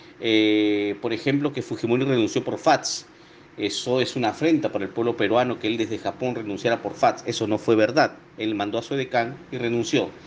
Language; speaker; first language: Spanish; native; Spanish